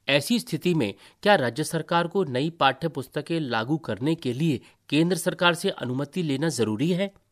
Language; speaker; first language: Hindi; native; Hindi